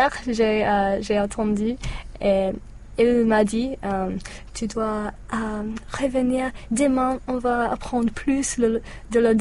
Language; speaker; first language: French; non-native, learner; English